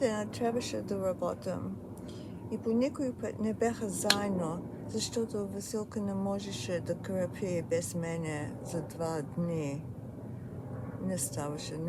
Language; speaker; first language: Bulgarian; early bilingual, heritage; Bulgarian